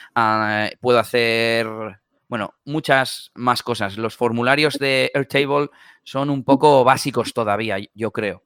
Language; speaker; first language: Spanish; native; Spanish